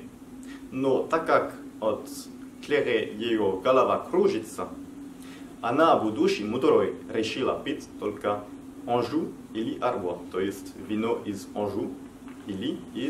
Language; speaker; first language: Russian; non-native, fluent; French